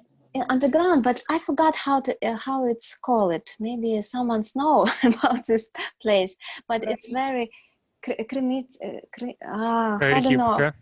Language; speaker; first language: English; non-native, learner; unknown